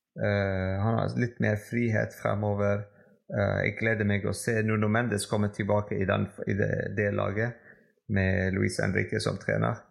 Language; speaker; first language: Norwegian; non-native, fluent; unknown